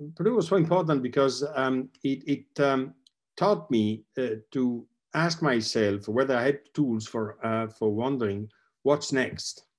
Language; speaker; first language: English; non-native, fluent; Italian